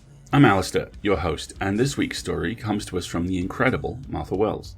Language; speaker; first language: English; native; English